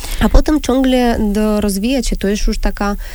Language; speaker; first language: Polish; non-native, fluent; Russian